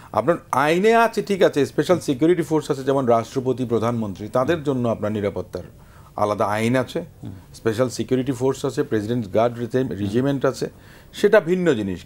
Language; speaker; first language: Bangla; native; Bangla